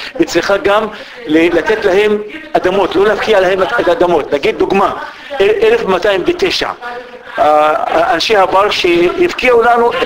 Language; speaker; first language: Hebrew; non-native, local second language; Arabic